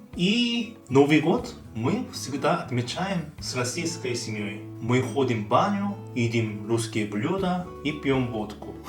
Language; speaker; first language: Russian; non-native, fluent; Korean